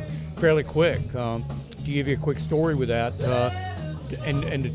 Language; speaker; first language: English; native; English